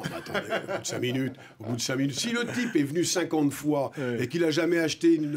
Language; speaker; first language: French; native; French